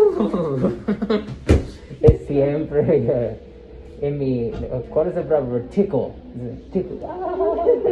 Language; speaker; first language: Spanish; non-native, learner; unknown